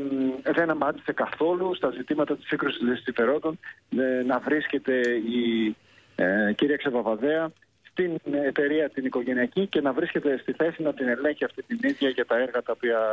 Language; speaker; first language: Greek; native; Greek